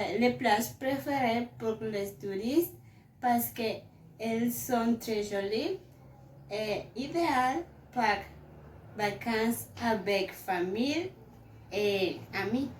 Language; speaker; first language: French; non-native, learner; Spanish